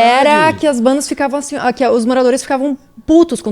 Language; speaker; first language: Portuguese; native; Portuguese